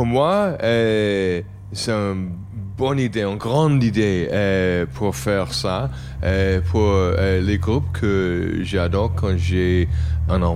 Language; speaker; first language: French; non-native, learner; English